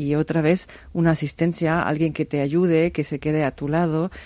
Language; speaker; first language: Spanish; non-native, fluent; German